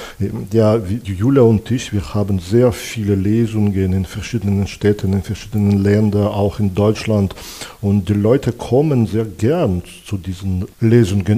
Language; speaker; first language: German; non-native, fluent; Belarusian